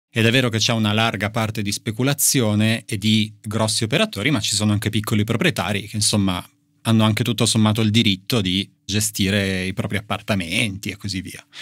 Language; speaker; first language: Italian; native; Italian